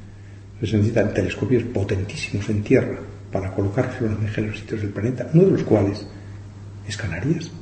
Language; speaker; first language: Spanish; native; Spanish